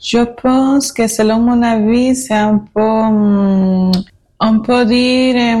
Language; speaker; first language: French; non-native, fluent; Spanish